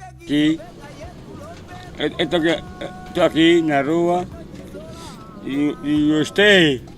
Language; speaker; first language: Portuguese; non-native, local second language; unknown